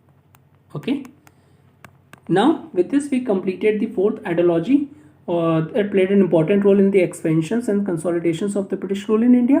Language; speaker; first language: English; non-native, local second language; Hindi